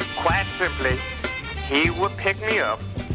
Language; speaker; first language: English; native; English